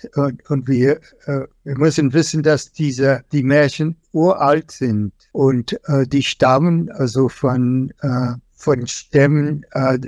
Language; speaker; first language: German; non-native, fluent; English